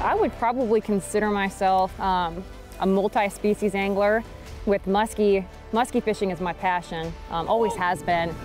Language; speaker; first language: English; native; English